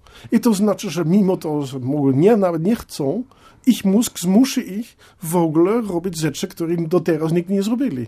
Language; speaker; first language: Polish; non-native, fluent; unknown